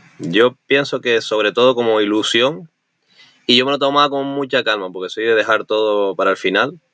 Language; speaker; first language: Spanish; native; Spanish